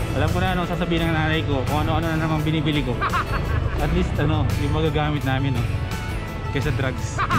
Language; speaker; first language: Filipino; non-native, local second language; Aklanon